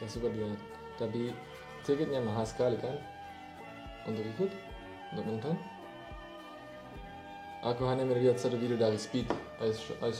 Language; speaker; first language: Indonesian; non-native, learner; German